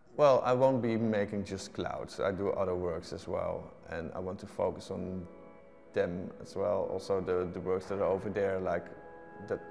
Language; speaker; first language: English; non-native, fluent; Dutch